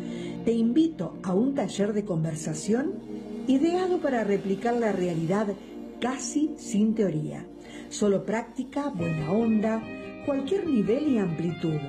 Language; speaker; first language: Spanish; native; Spanish